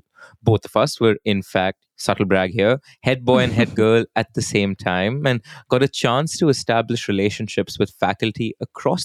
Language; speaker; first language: English; non-native, local second language; Hindi